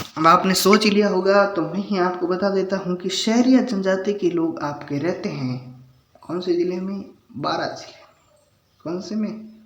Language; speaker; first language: Hindi; native; Hindi